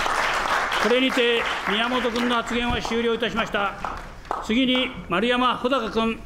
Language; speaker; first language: Japanese; native; Japanese